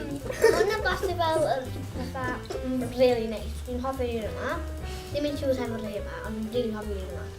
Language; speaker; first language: Welsh; non-native, local second language; English